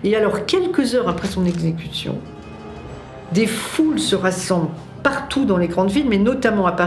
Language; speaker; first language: French; native; French